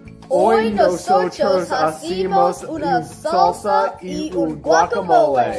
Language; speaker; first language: Spanish; non-native, learner; English